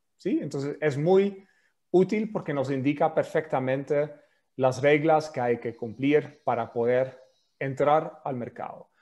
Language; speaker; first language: Spanish; non-native, fluent; Dutch